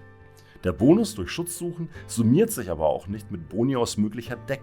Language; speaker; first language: German; native; German